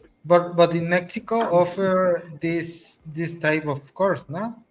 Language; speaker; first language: English; non-native, learner; Spanish